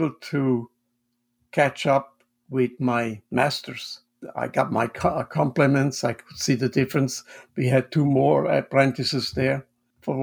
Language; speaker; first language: English; non-native, fluent; Swiss German